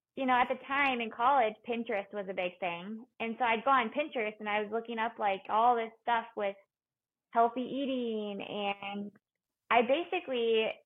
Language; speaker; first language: English; native; English